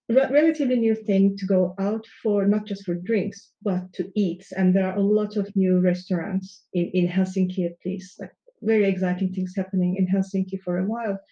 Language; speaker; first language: English; non-native, fluent; Turkish